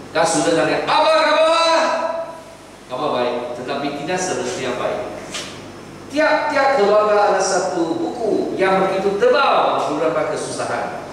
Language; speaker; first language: Malay; non-native, local second language; Chinese